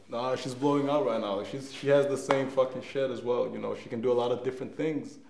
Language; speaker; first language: English; non-native, fluent; Danish